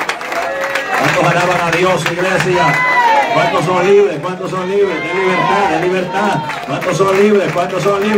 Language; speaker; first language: Spanish; native; Spanish